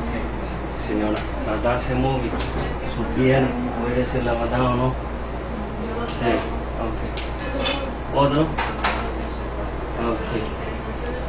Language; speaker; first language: Spanish; non-native, learner; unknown